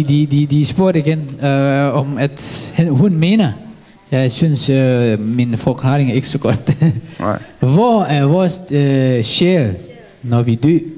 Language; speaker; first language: Danish; non-native, learner; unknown